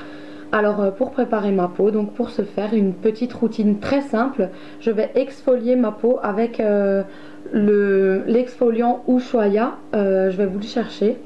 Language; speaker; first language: French; native; French